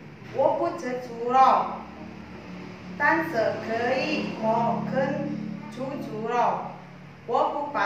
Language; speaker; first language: Chinese; non-native, learner; Indonesian